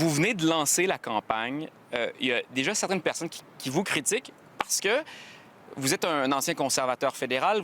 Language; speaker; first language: French; native; French